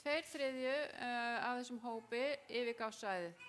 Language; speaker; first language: Icelandic; non-native, fluent; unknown